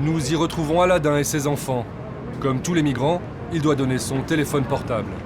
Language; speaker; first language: French; native; French